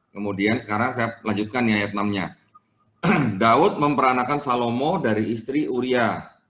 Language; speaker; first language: Indonesian; native; Indonesian